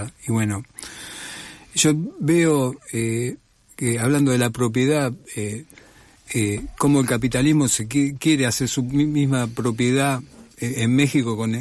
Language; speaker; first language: Spanish; native; Spanish